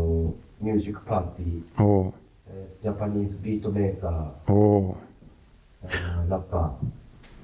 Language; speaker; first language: Japanese; native; Japanese